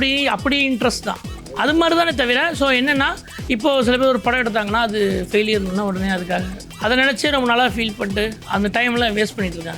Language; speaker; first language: Tamil; native; Tamil